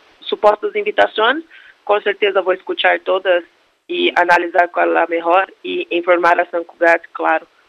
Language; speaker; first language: Spanish; non-native, learner; Portuguese